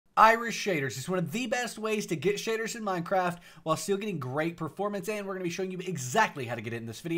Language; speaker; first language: English; native; English